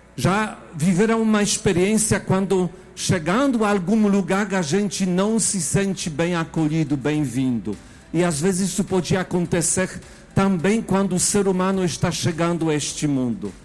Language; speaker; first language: Portuguese; non-native, fluent; Polish